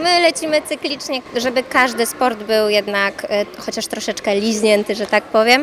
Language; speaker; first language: Polish; native; Polish